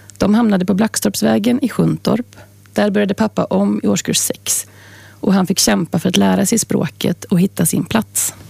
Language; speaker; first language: Swedish; native; Swedish